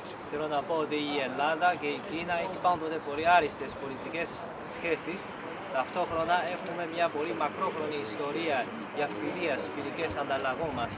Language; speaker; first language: Greek; non-native, fluent; Chinese